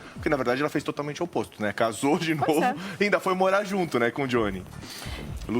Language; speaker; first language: Portuguese; native; Portuguese